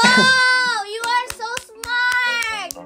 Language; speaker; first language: English; non-native, learner; Indonesian